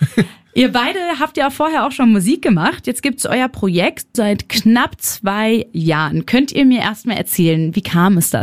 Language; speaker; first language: German; native; German